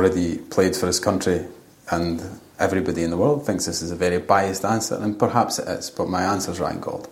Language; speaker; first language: English; native; English